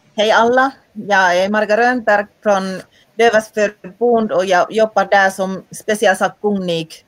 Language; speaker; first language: Swedish; non-native, local second language; Finnish